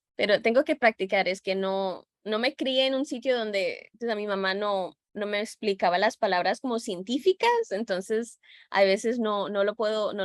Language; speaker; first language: Spanish; early bilingual, heritage; Spanish